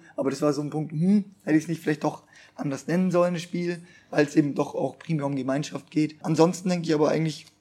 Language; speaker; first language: German; native; German